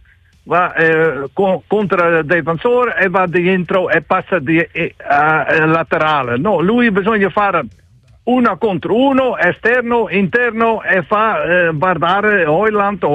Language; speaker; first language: Italian; non-native, learner; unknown